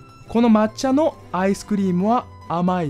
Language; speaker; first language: Japanese; non-native, fluent; Chinese